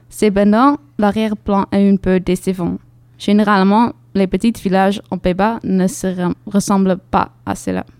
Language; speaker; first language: French; non-native, fluent; Dutch